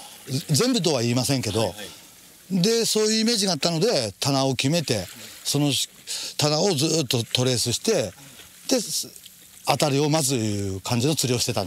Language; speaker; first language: Japanese; native; Japanese